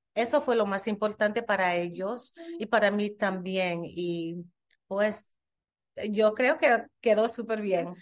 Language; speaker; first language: Spanish; early bilingual, heritage; Spanish